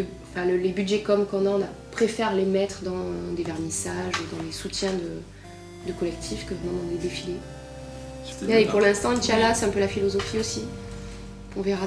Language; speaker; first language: French; native; French